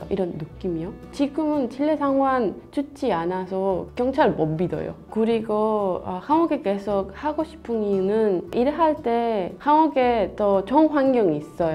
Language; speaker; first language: Korean; non-native, learner; Spanish